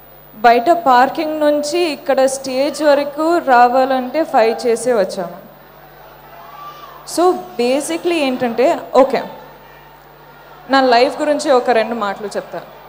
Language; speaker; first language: Telugu; non-native, fluent; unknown